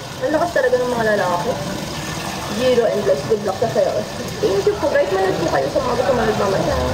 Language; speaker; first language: Filipino; native; Filipino